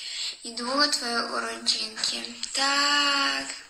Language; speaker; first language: Polish; non-native, learner; Russian